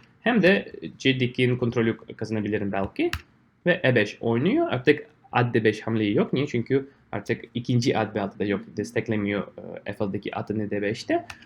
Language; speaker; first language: Turkish; non-native, fluent; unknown